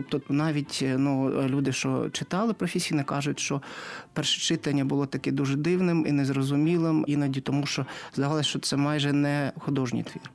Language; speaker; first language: Ukrainian; non-native, local second language; Russian